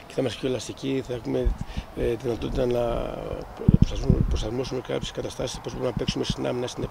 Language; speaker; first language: Greek; native; Greek